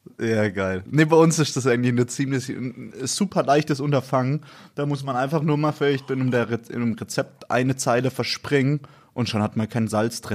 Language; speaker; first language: German; native; German